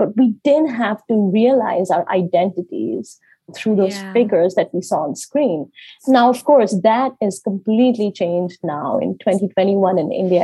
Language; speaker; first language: English; non-native, local second language; Hindi